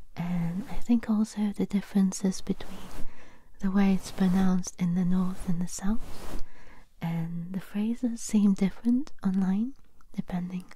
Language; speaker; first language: English; native; English